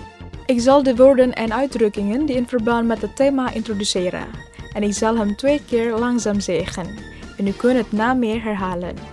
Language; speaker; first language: Dutch; non-native, learner; Indonesian